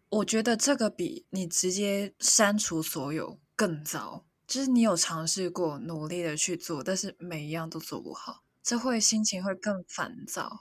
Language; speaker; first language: Chinese; non-native, local second language; Cantonese